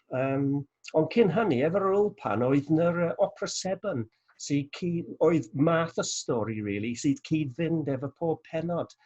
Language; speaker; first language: Welsh; non-native, local second language; English